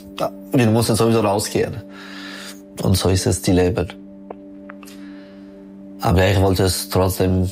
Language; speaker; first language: German; non-native, local second language; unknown